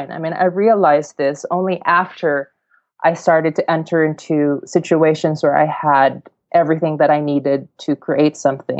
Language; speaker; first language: English; non-native, local second language; Cebuano